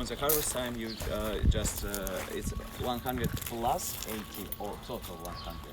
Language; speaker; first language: English; non-native, learner; Russian